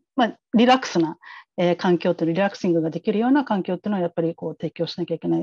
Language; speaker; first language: Japanese; native; Japanese